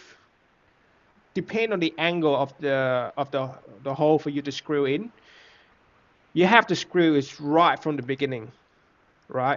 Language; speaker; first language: English; non-native, fluent; Vietnamese